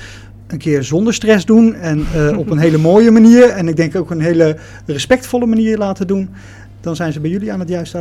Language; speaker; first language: Dutch; native; Dutch